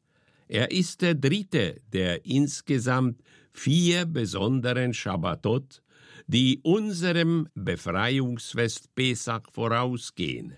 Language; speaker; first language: German; native; German